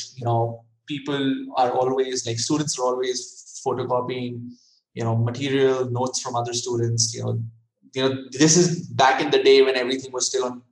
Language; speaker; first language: English; non-native, local second language; Hindi